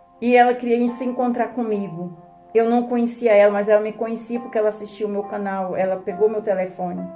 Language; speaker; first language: Portuguese; native; Portuguese